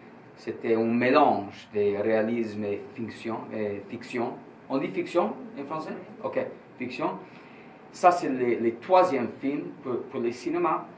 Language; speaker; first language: French; non-native, learner; Italian